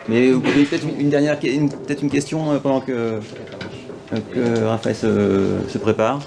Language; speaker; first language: French; native; French